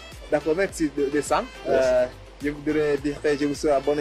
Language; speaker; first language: French; non-native, learner; Swahili